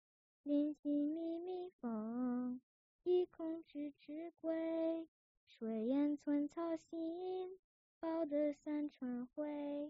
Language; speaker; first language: Chinese; early bilingual, heritage; Chinese